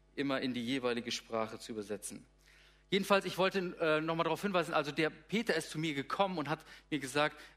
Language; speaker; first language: German; native; German